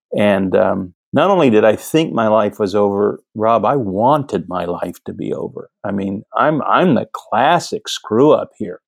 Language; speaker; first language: English; native; English